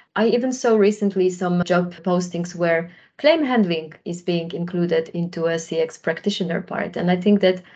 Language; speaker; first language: English; non-native, fluent; Polish